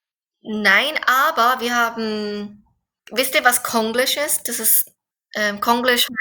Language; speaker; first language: German; non-native, fluent; Korean